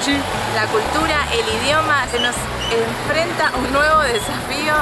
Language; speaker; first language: Spanish; native; Spanish